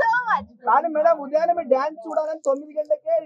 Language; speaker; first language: Telugu; native; Telugu